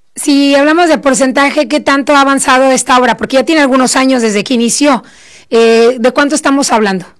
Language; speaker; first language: Spanish; native; Spanish